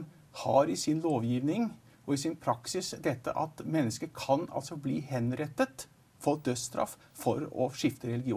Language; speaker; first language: Norwegian; native; Norwegian